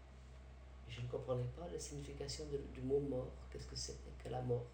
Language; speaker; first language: French; early bilingual, other home language; Arabic